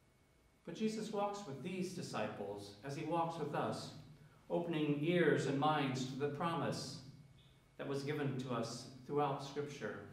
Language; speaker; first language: English; native; English